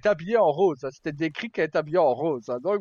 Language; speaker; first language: French; native; French